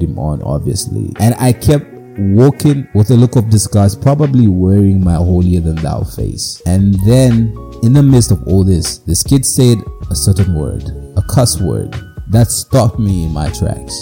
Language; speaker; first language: English; non-native, local second language; Shona